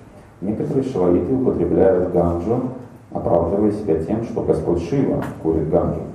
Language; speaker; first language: Russian; native; Russian